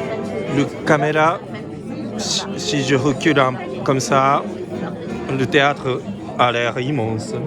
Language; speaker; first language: French; non-native, learner; Japanese